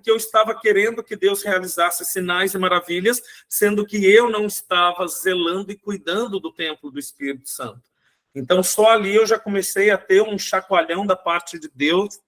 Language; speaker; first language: Portuguese; native; Portuguese